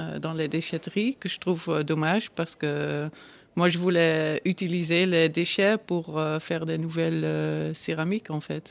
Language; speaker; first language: French; non-native, learner; Dutch